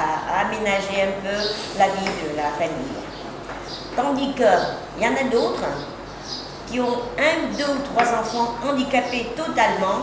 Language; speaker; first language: French; non-native, fluent; Vietnamese